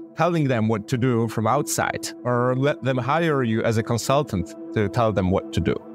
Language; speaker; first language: English; non-native, fluent; Polish